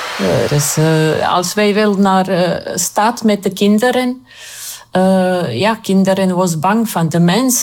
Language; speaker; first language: Dutch; non-native, learner; Croatian